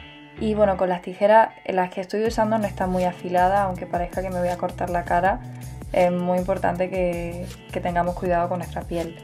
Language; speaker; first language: Spanish; native; Spanish